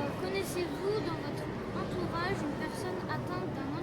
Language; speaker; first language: French; native; French